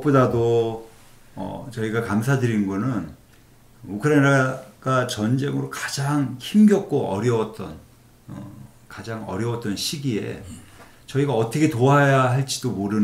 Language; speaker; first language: Korean; native; Korean